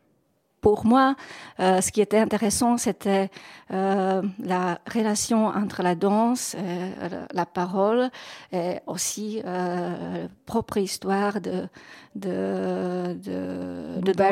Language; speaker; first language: French; non-native, fluent; Czech